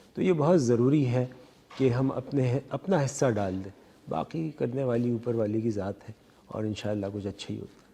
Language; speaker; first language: Urdu; native; Urdu